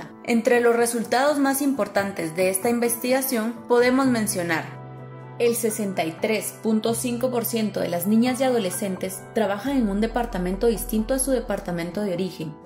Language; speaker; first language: Spanish; native; Spanish